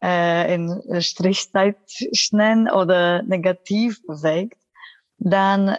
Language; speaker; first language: German; non-native, fluent; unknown